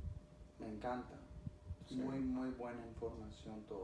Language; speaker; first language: Spanish; early bilingual, other home language; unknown